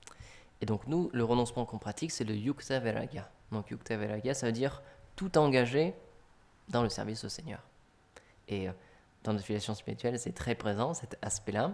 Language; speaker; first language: French; native; French